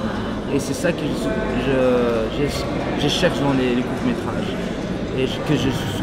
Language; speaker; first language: French; non-native, local second language; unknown